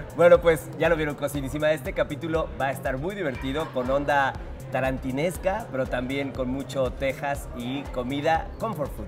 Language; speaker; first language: Spanish; native; Spanish